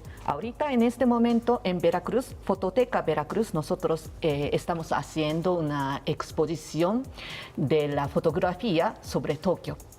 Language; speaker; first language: Spanish; non-native, learner; Japanese